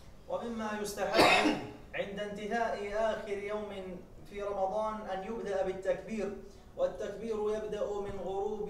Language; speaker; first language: Arabic; native; Arabic